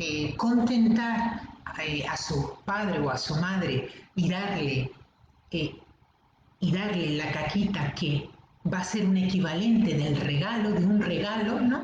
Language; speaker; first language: Spanish; native; Spanish